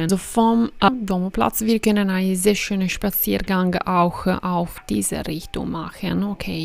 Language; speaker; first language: German; non-native, fluent; Italian